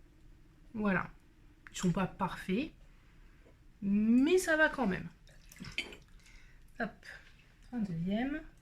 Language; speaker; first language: French; native; French